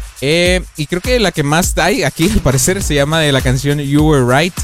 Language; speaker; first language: Spanish; native; Spanish